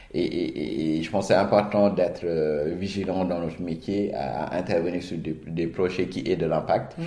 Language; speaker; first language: French; non-native, local second language; Wolof